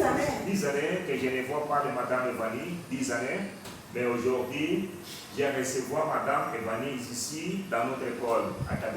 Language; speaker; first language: French; non-native, learner; Portuguese